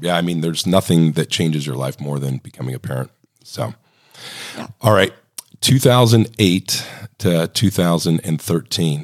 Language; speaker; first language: English; native; English